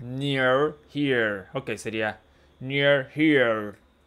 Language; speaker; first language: English; non-native, learner; Spanish